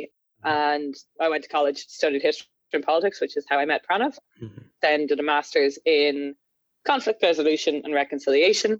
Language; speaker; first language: English; native; English